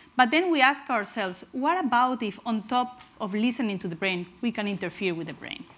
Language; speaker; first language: English; non-native, fluent; Spanish